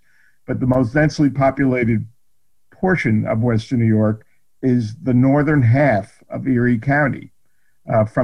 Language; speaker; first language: English; native; English